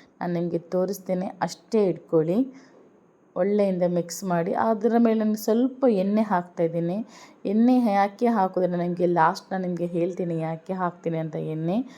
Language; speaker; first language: Kannada; non-native, local second language; Urdu